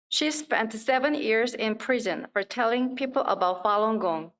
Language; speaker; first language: English; non-native, fluent; Korean